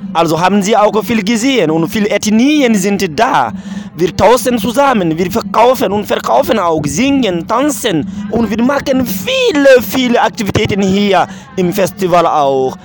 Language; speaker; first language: German; non-native, fluent; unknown